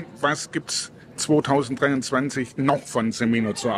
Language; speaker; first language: German; native; German